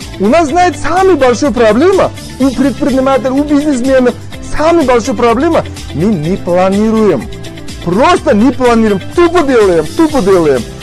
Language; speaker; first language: Russian; non-native, local second language; Uzbek